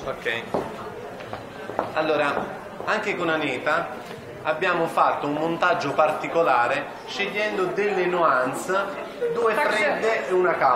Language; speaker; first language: Italian; native; Italian